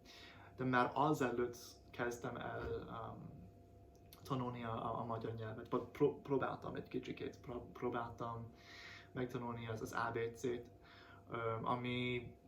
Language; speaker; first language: Hungarian; non-native, fluent; English